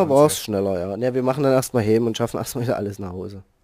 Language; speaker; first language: German; native; German